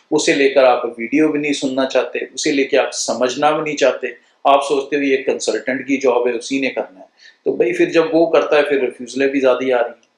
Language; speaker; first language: Hindi; non-native, local second language; Punjabi